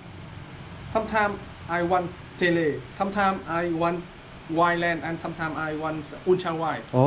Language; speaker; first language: English; non-native, learner; Vietnamese